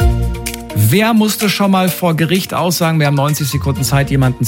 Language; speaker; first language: German; native; German